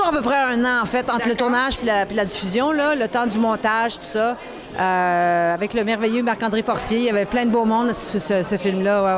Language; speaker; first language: French; native; French